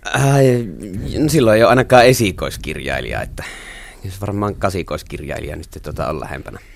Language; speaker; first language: Finnish; native; Finnish